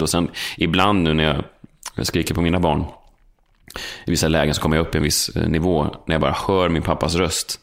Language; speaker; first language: Swedish; native; Swedish